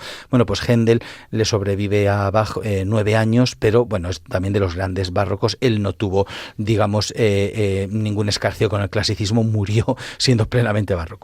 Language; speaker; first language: Spanish; native; Spanish